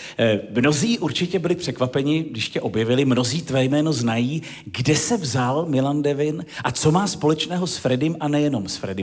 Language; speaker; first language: Czech; native; Czech